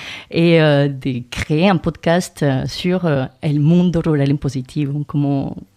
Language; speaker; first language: French; non-native, fluent; Spanish